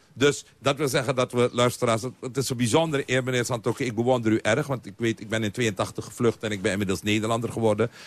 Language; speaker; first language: Dutch; non-native, local second language; Caribbean Hindustani